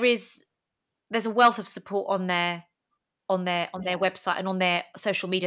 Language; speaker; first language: English; early bilingual, other home language; Greek